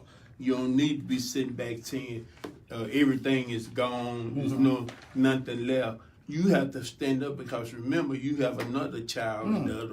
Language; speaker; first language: English; native; English